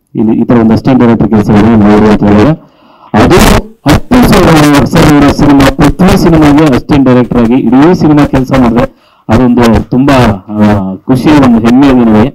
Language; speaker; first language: Kannada; native; Kannada